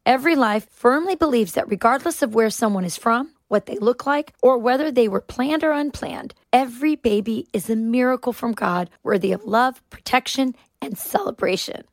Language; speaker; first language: English; native; English